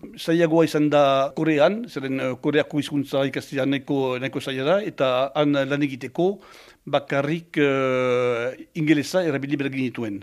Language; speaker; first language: Basque; non-native, local second language; French